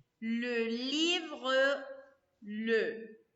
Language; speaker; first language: French; non-native, fluent; Spanish